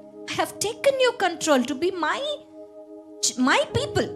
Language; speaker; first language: English; non-native, local second language; Tamil